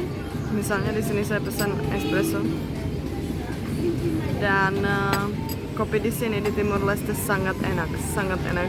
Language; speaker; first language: Indonesian; non-native, fluent; Czech